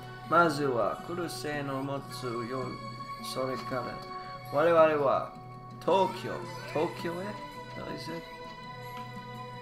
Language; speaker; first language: Japanese; non-native, learner; English